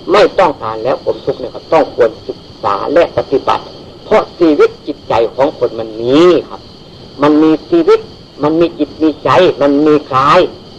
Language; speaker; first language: Thai; native; Thai